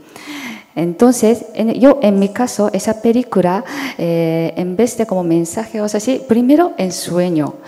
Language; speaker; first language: Spanish; non-native, fluent; Japanese